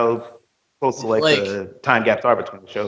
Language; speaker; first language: English; native; English